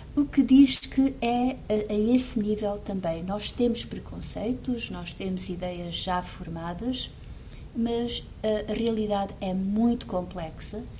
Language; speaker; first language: Portuguese; early bilingual, heritage; Portuguese